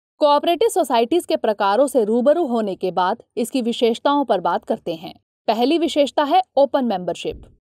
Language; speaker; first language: Hindi; native; Hindi